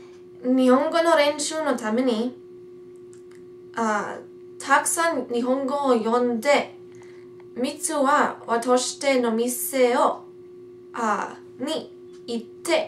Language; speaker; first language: Japanese; non-native, learner; English